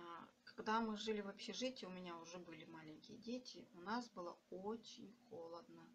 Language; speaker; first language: Russian; native; Russian